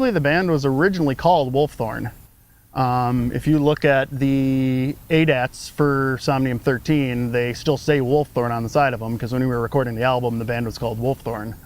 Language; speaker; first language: English; native; English